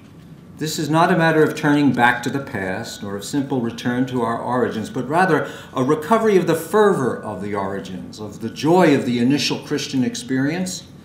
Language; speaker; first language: English; native; English